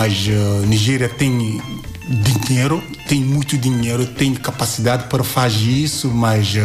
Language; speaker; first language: Portuguese; non-native, learner; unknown